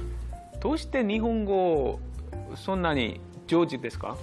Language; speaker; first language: Japanese; non-native, fluent; Korean